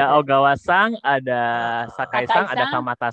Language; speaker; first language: Indonesian; native; Indonesian